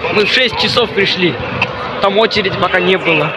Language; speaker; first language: Russian; non-native, local second language; Kazakh